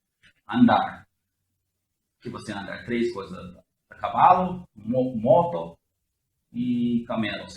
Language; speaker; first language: Portuguese; non-native, fluent; English